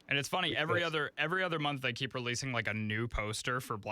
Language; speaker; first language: English; native; English